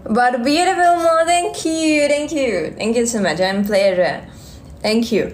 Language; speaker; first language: English; non-native, learner; Russian